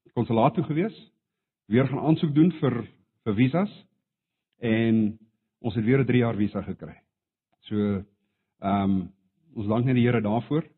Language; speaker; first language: Afrikaans; non-native, local second language; English